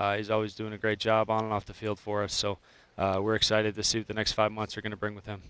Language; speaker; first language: English; native; English